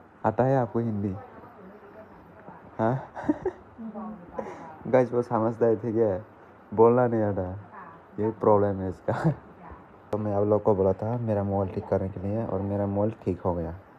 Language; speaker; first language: Hindi; non-native, learner; Kok Borok